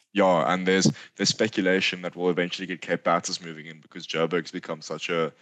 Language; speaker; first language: English; native; English